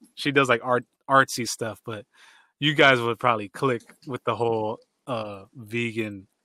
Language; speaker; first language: English; early bilingual, other home language; Filipino